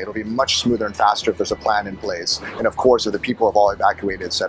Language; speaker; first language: English; native; English